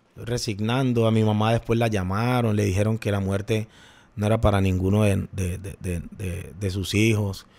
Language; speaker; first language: Spanish; native; Spanish